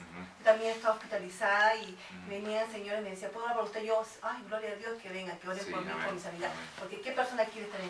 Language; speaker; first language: Spanish; native; Spanish